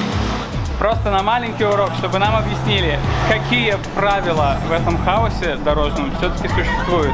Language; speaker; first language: Russian; native; Russian